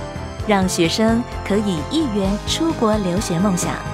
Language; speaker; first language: Chinese; native; Chinese